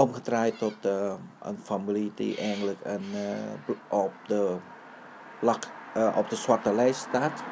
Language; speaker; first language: Dutch; early bilingual, other home language; Vietnamese